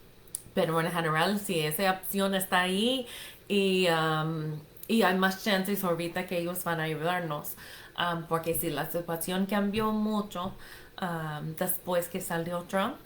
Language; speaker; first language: Spanish; non-native, fluent; English